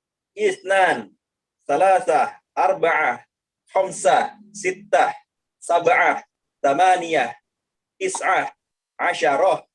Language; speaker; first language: Arabic; non-native, learner; Indonesian